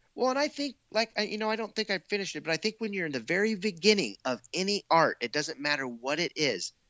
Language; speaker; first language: English; native; English